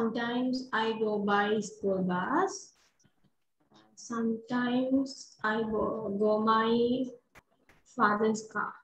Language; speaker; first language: English; non-native, learner; Sinhala